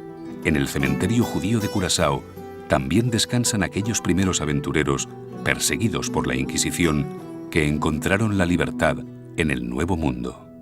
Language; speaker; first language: Spanish; native; Spanish